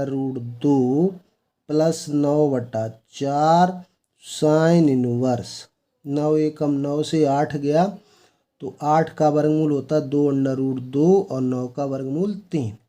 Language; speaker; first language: Hindi; native; Hindi